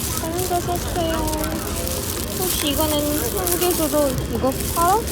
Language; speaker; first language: Korean; non-native, learner; Malay